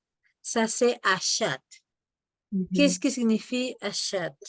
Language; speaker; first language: French; non-native, fluent; Spanish